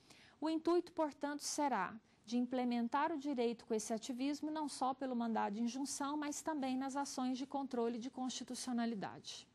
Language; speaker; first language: Portuguese; native; Portuguese